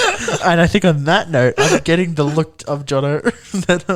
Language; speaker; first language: English; native; English